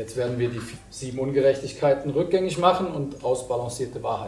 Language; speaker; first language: German; native; German